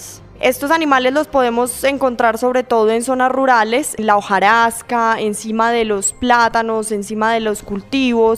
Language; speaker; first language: Spanish; native; Spanish